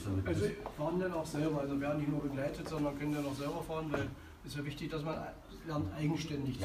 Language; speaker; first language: German; native; German